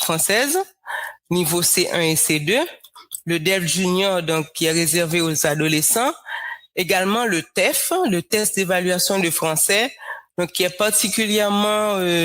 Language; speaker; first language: French; non-native, local second language; Haitian Creole